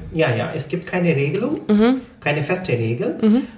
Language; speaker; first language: German; non-native, fluent; Punjabi